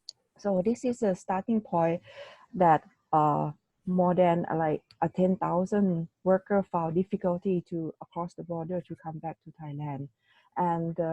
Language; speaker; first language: English; non-native, learner; Thai